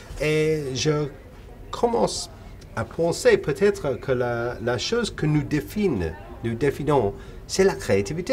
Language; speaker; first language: French; non-native, fluent; English